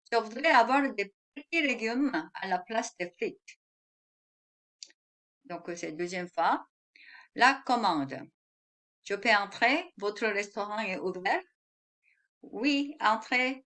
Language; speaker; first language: French; non-native, fluent; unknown